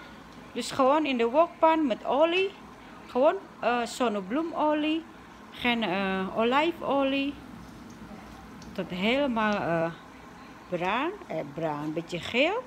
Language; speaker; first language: Dutch; non-native, learner; Indonesian